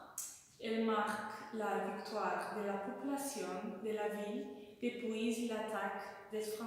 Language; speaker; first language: French; non-native, learner; Portuguese